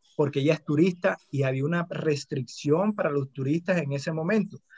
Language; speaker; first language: Spanish; native; Spanish